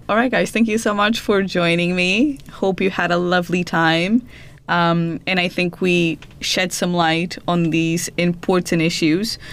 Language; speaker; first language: English; non-native, fluent; Portuguese